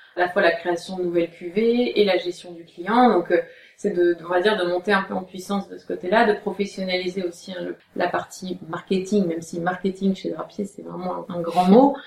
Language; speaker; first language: French; native; French